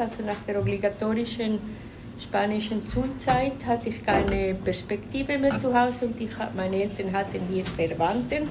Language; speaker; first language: German; non-native, fluent; Spanish